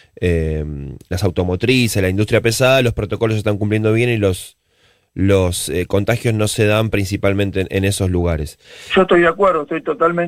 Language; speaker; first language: Spanish; native; Spanish